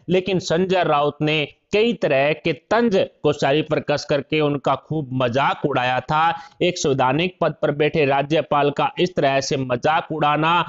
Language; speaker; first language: Hindi; native; Hindi